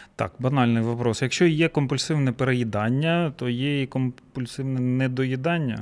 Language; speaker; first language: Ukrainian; non-native, local second language; Russian